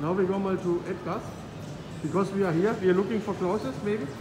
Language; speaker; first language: English; non-native, learner; German